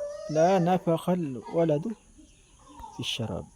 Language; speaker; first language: Arabic; non-native, fluent; Filipino